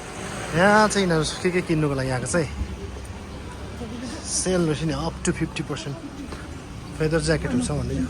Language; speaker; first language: Nepali; non-native, local second language; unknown